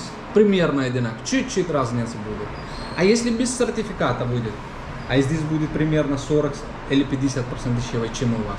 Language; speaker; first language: Russian; non-native, learner; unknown